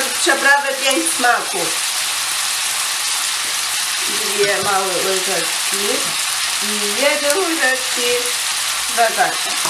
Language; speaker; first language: Polish; non-native, learner; Chinese